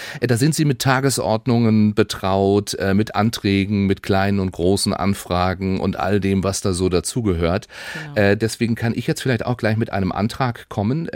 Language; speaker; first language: German; native; German